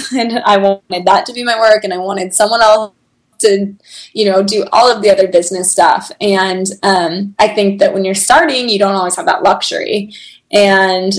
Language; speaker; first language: English; native; English